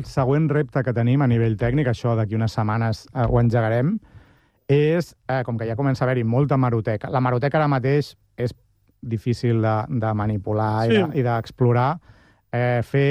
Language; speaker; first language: Catalan; native; Catalan